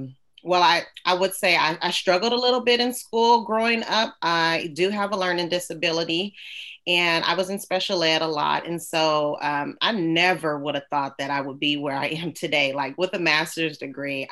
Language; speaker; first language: English; native; English